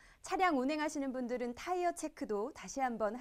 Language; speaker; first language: Korean; native; Korean